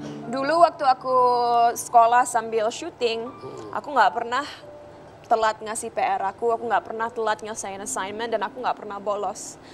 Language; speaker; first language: Indonesian; early bilingual, heritage; Indonesian